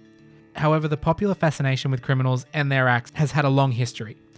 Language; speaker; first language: English; native; English